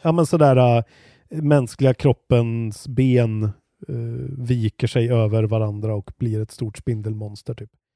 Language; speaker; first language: Swedish; native; Swedish